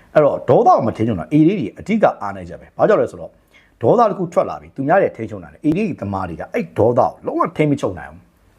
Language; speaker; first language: Burmese; native; Burmese